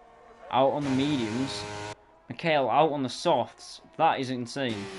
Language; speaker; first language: English; native; English